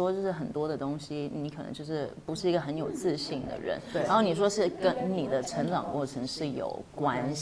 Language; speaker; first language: Chinese; non-native, fluent; Vietnamese